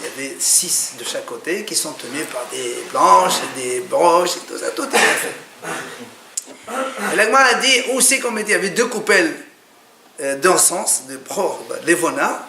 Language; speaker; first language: French; native; French